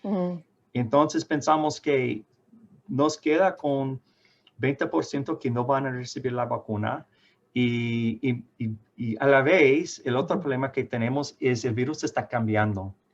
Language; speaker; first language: Spanish; non-native, fluent; English